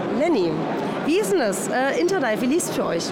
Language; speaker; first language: German; native; German